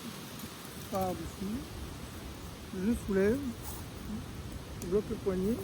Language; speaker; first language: French; native; French